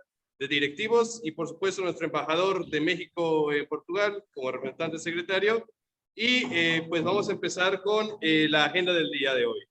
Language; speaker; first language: Spanish; native; Spanish